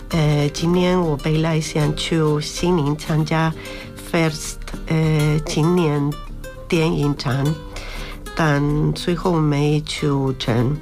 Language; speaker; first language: Chinese; non-native, learner; Spanish